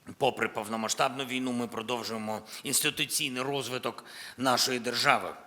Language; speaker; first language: Ukrainian; non-native, local second language; Russian